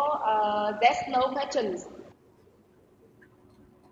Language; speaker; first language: English; non-native, learner; Vietnamese